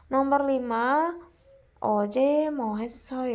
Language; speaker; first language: Korean; non-native, fluent; Indonesian